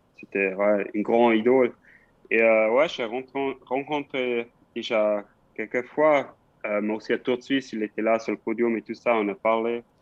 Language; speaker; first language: French; non-native, local second language; Swiss German